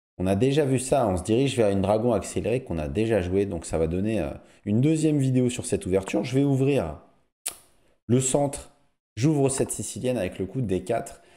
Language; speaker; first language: French; native; French